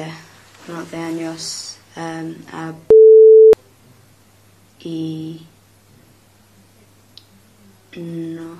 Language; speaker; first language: Spanish; non-native, learner; English